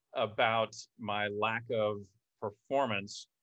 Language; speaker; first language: English; native; English